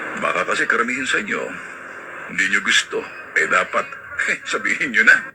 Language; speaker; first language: Filipino; native; Filipino